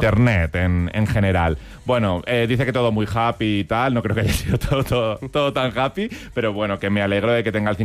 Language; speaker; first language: Spanish; native; Spanish